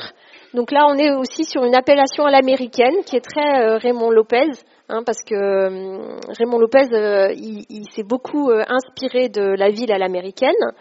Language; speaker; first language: French; native; French